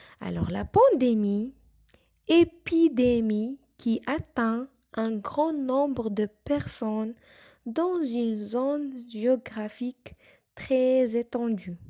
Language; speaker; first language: French; non-native, local second language; Arabic